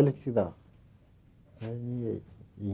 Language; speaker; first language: Dutch; non-native, learner; Turkish